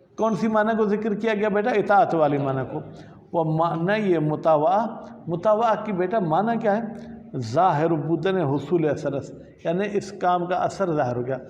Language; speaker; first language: Urdu; non-native, local second language; Sindhi